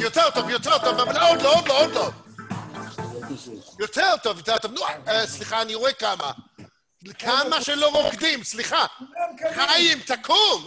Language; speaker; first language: Hebrew; non-native, fluent; English